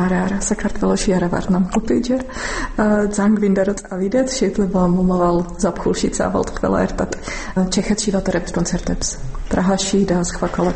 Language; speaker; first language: Georgian; non-native, fluent; Czech